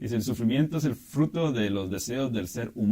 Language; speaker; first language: Spanish; native; Spanish